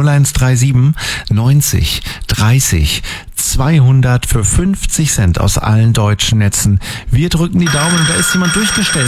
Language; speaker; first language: German; native; German